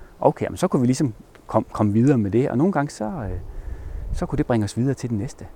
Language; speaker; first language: Danish; native; Danish